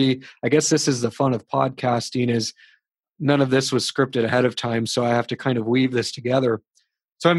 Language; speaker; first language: English; native; English